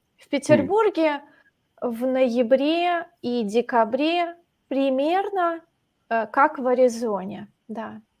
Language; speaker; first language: Russian; native; Russian